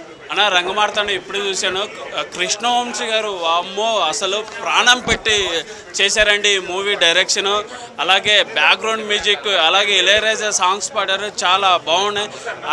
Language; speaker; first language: Telugu; native; Telugu